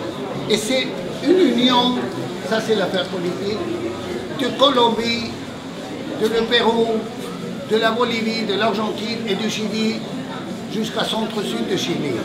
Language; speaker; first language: French; non-native, fluent; Spanish